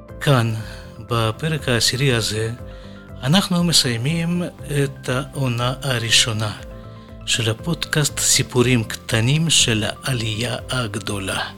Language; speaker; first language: Hebrew; non-native, fluent; Russian